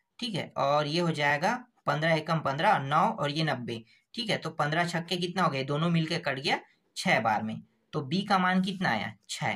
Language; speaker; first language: Hindi; native; Hindi